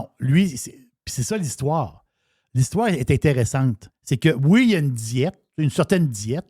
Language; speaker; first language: French; native; French